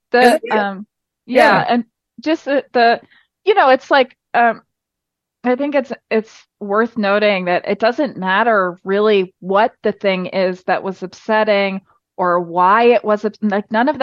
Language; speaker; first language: English; native; English